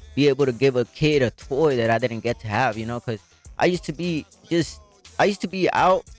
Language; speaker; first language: English; early bilingual, other home language; Spanish